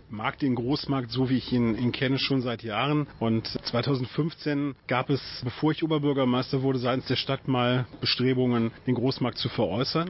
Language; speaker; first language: German; native; German